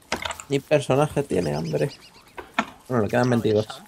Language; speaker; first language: Spanish; native; Spanish